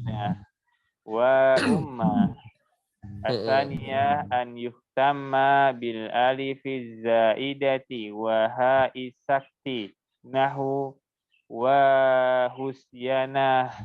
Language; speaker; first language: Arabic; non-native, learner; Indonesian